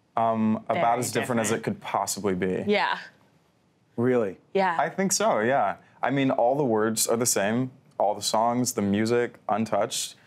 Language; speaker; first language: English; native; English